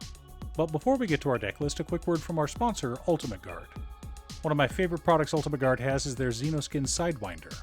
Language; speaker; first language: English; native; English